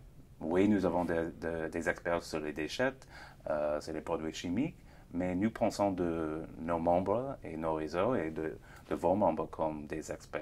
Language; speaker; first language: French; non-native, fluent; English